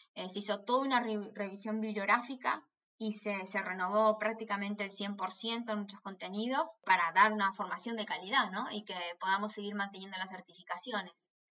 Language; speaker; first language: Spanish; native; Spanish